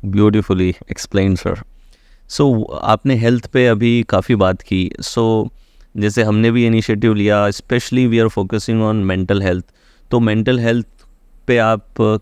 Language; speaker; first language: Hindi; native; Hindi